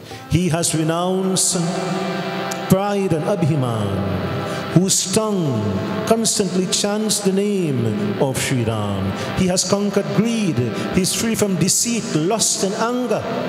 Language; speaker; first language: English; native; English